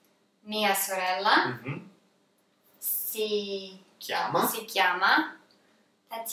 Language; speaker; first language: Italian; non-native, learner; Russian